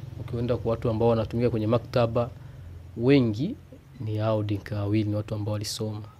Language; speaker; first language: Swahili; native; Swahili